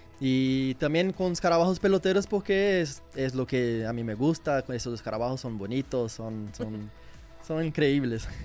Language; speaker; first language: Spanish; non-native, learner; Portuguese